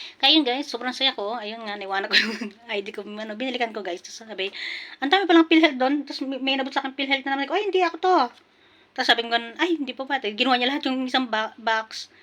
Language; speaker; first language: Filipino; non-native, local second language; Pampanga